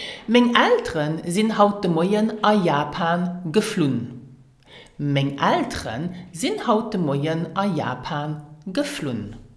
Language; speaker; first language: German; non-native, learner; English